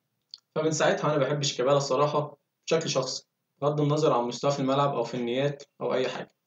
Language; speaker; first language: Arabic; native; Arabic